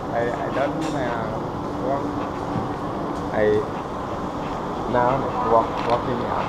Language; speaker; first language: English; non-native, learner; Thai